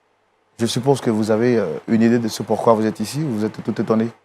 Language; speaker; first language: French; native; French